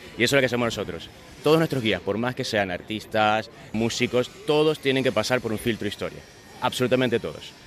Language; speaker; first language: Spanish; native; Spanish